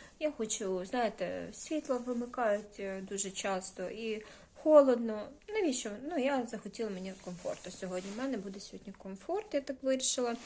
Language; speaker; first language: Ukrainian; non-native, local second language; Russian